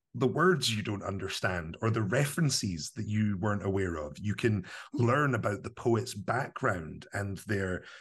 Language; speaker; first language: English; native; English